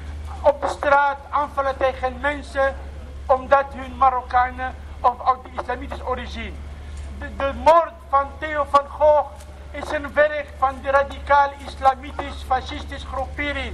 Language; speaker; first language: Dutch; non-native, learner; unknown